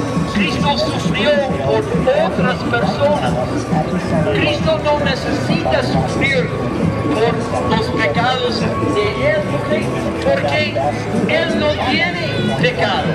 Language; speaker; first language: Spanish; non-native, learner; English